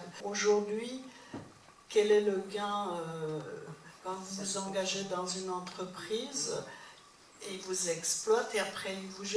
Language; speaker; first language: French; non-native, fluent; Czech